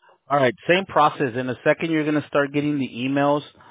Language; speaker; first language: English; early bilingual, other home language; Spanish